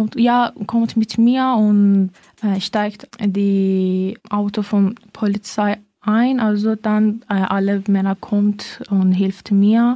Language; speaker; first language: German; non-native, learner; Persian